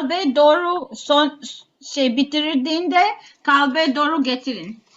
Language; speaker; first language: Turkish; non-native, learner; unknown